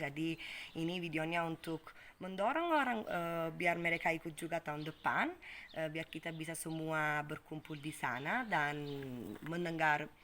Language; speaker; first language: Indonesian; non-native, fluent; Italian